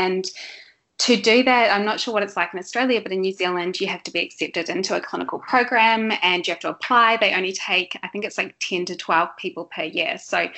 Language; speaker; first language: English; native; English